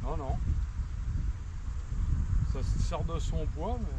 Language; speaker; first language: French; native; French